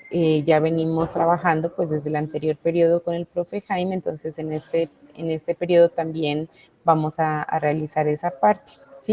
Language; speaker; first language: Spanish; native; Spanish